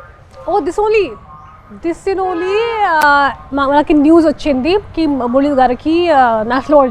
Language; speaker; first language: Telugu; non-native, local second language; Hindi